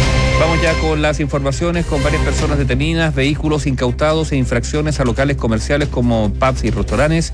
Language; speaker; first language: Spanish; native; Spanish